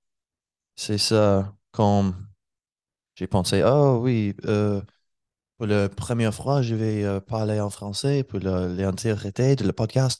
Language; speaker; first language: French; non-native, learner; English